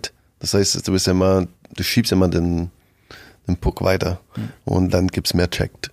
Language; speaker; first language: German; non-native, fluent; French